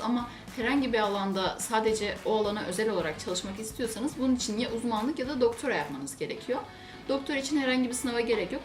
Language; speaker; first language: Turkish; native; Turkish